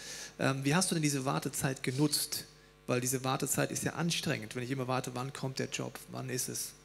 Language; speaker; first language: German; native; German